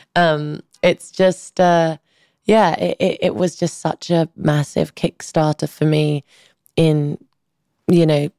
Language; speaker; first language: English; early bilingual, other home language; Albanian